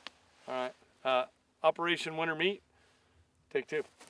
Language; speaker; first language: English; native; English